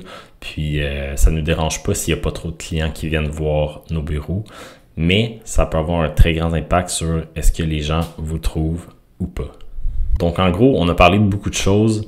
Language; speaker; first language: French; native; French